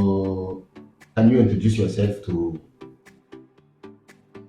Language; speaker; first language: English; non-native, fluent; French